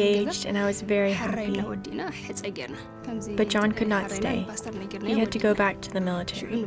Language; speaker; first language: English; non-native, fluent; Arabic